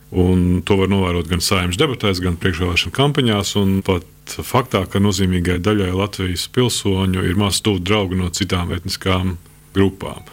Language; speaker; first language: Latvian; native; Latvian